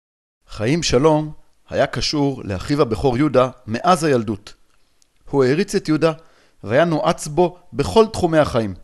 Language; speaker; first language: Hebrew; native; Hebrew